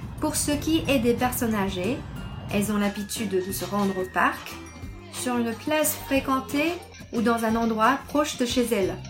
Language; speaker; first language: French; non-native, fluent; Chinese